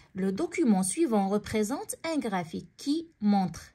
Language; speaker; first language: French; non-native, local second language; Arabic